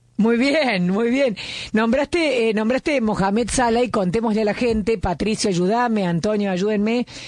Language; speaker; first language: Spanish; native; Spanish